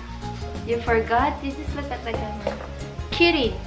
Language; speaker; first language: English; non-native, local second language; Filipino